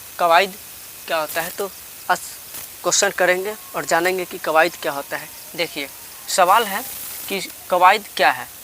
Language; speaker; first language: Hindi; native; Hindi